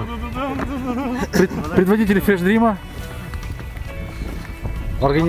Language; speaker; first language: Russian; native; Russian